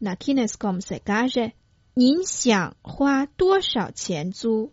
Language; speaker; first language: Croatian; non-native, fluent; Chinese